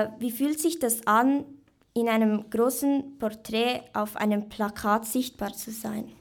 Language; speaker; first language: German; native; German